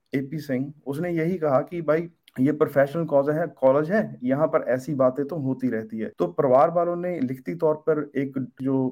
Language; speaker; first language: Hindi; native; Hindi